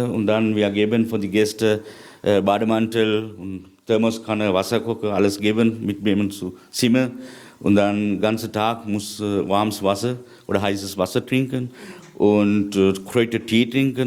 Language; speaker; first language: German; non-native, learner; Sinhala